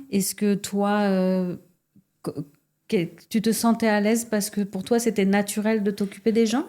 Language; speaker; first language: French; native; French